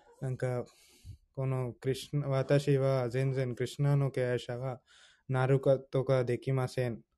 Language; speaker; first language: Japanese; non-native, fluent; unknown